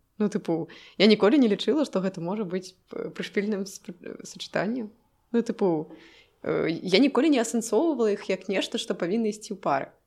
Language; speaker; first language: Belarusian; non-native, local second language; Russian